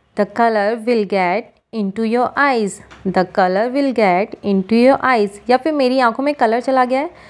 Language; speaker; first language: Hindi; native; Hindi